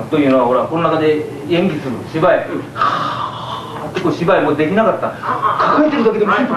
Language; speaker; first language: Japanese; native; Japanese